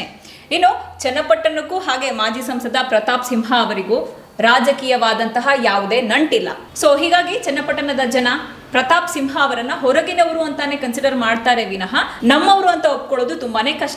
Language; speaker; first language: Kannada; native; Kannada